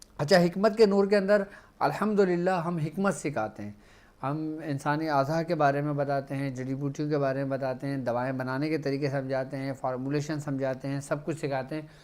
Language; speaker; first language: Urdu; native; Urdu